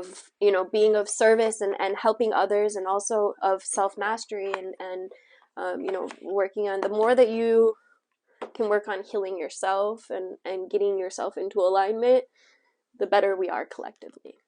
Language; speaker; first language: English; native; English